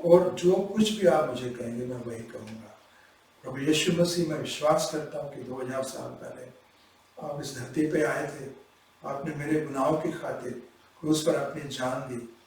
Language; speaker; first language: Hindi; non-native, local second language; Punjabi